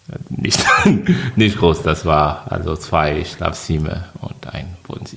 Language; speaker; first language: German; non-native, fluent; French